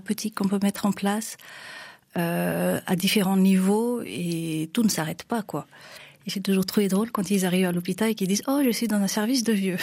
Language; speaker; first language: French; non-native, local second language; Malagasy